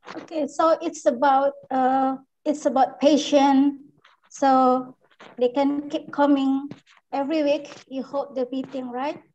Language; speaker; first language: English; non-native, fluent; Indonesian